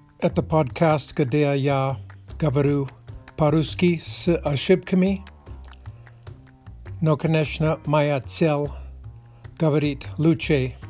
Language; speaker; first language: Russian; non-native, learner; Czech